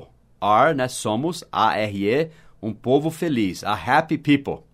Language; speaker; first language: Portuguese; non-native, fluent; English